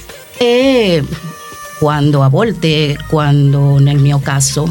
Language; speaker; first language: Italian; non-native, fluent; Spanish